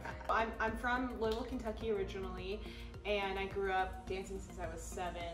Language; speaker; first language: English; native; English